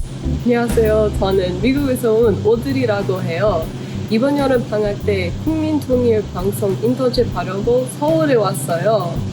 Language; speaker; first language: Korean; non-native, learner; English